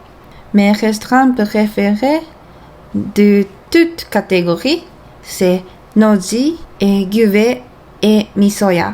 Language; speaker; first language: French; non-native, fluent; Japanese